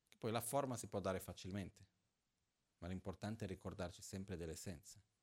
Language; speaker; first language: Italian; non-native, fluent; Portuguese